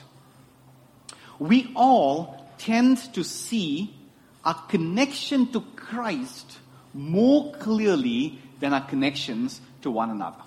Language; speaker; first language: English; non-native, local second language; Tamil